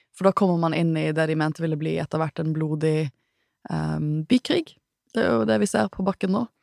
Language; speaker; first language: Norwegian; native; Norwegian